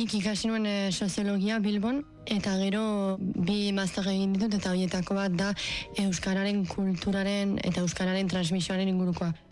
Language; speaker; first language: Basque; native; Basque